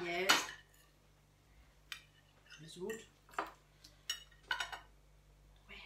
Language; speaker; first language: English; non-native, learner; Vietnamese